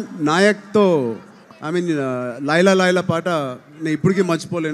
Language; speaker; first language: Telugu; native; Telugu